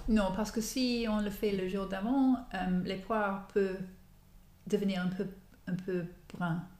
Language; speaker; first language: French; non-native, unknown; English